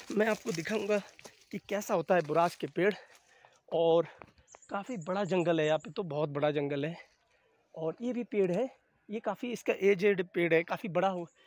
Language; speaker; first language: Hindi; non-native, local second language; Bangla